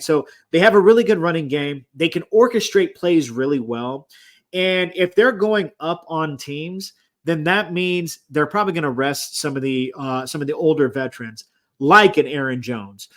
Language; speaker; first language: English; native; English